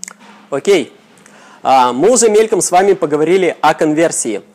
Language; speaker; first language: Russian; native; Russian